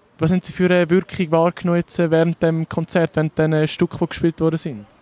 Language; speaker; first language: German; native; German